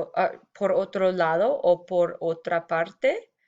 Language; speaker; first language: Spanish; non-native, fluent; English